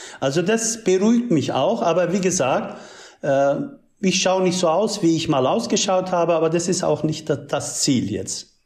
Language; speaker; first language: German; early bilingual, other home language; Turkish